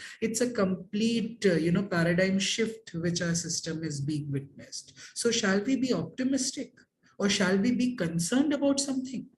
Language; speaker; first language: English; non-native, local second language; Hindi